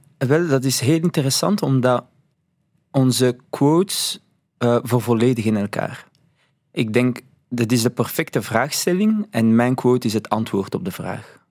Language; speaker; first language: Dutch; early bilingual, other home language; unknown